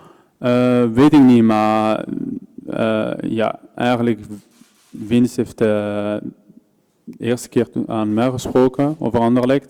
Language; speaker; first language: Dutch; non-native, local second language; French